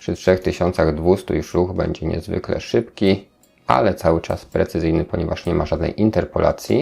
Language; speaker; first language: Polish; native; Polish